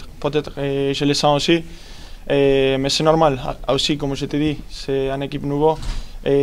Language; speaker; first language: French; non-native, fluent; Spanish